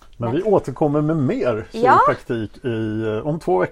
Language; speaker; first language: Swedish; native; Swedish